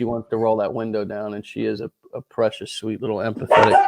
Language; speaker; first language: English; native; English